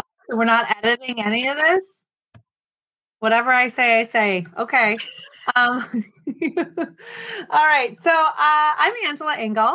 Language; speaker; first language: English; native; English